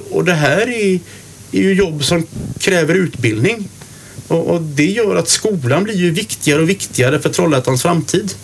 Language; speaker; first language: Swedish; native; Swedish